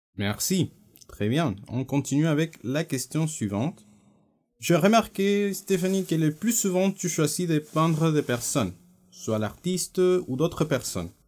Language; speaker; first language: French; non-native, fluent; Spanish